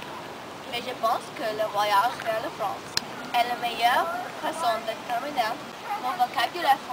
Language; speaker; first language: French; non-native, learner; English